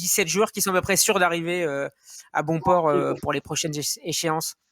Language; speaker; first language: French; native; French